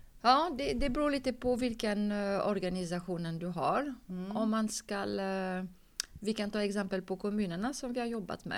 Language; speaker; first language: Swedish; non-native, fluent; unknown